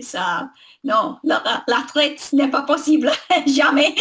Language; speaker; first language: French; non-native, learner; English